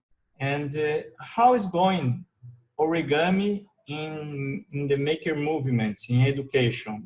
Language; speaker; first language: English; non-native, learner; Portuguese